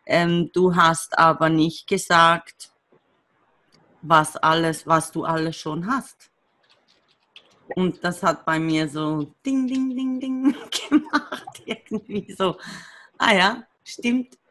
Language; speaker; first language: German; native; German